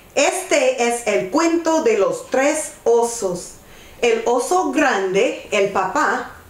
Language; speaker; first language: Spanish; non-native, learner; English